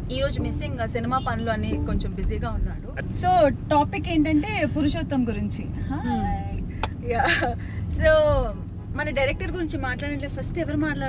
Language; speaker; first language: Telugu; native; Telugu